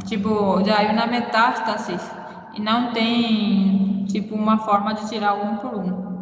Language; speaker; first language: Portuguese; non-native, fluent; Spanish